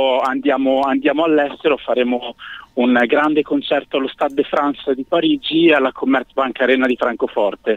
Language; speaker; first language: Italian; native; Italian